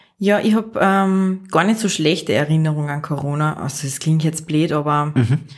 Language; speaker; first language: German; native; German